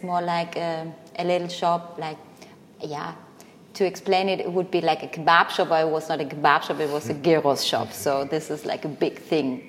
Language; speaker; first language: English; non-native, fluent; Greek